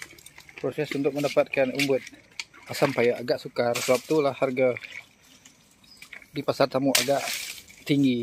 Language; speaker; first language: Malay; non-native, local second language; Iban